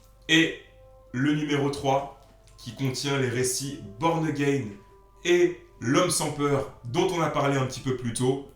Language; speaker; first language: French; native; French